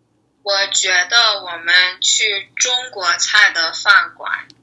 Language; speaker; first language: Chinese; non-native, learner; English